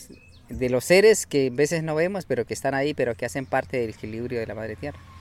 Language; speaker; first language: Spanish; native; Spanish